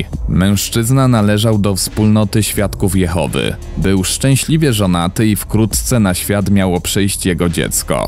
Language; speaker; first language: Polish; native; Polish